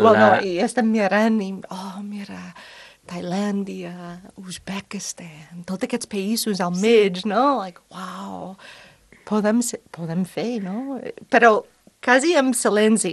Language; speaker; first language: Catalan; non-native, fluent; English